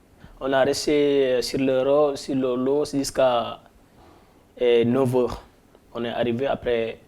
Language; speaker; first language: French; non-native, learner; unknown